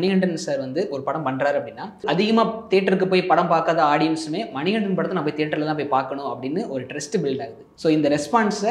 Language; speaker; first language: Tamil; native; Tamil